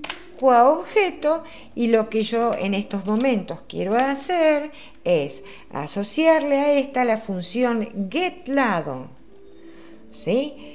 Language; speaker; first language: Spanish; native; Spanish